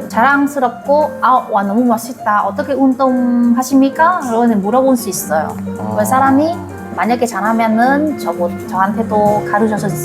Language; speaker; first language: Korean; non-native, learner; Vietnamese